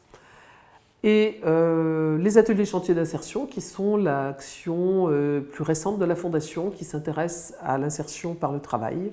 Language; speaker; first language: French; native; French